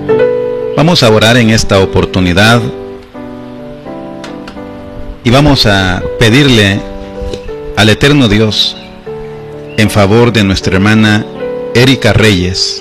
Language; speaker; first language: Spanish; native; Spanish